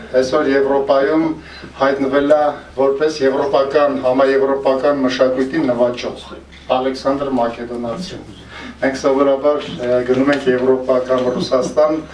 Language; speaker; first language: Armenian; native; Armenian